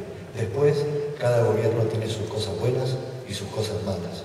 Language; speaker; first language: Spanish; native; Spanish